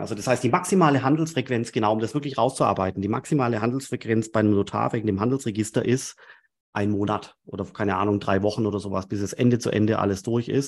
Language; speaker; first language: German; native; German